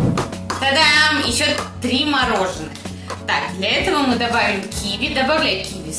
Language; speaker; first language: Russian; native; Russian